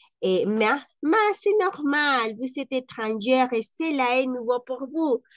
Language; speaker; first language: French; non-native, fluent; Spanish